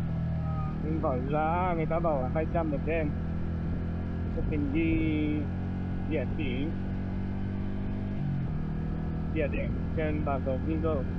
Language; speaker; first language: Vietnamese; non-native, fluent; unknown